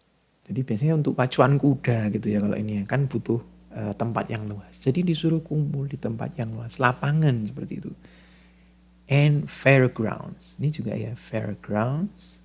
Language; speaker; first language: Indonesian; native; Indonesian